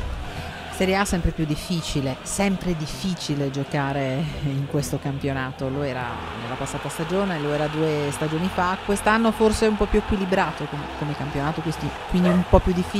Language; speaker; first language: Italian; native; Italian